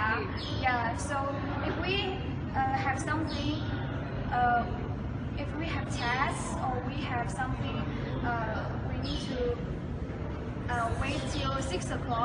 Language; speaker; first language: English; non-native, learner; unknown